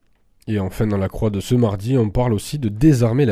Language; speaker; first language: French; native; French